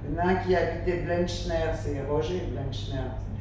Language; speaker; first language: French; native; French